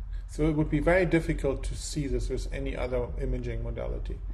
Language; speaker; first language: English; non-native, fluent; German